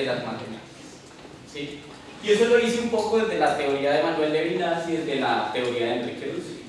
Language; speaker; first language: Spanish; native; Spanish